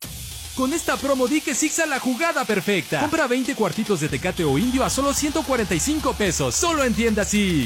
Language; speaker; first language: Spanish; native; Spanish